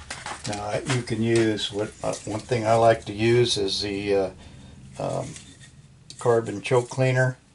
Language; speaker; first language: English; native; English